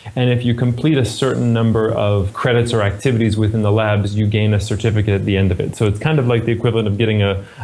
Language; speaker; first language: English; native; English